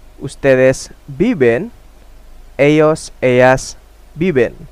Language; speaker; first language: Spanish; non-native, fluent; Indonesian